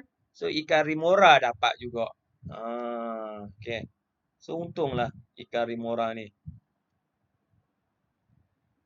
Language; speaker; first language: Malay; native; Malay